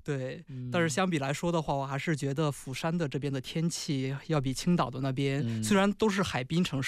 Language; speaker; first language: Chinese; native; Chinese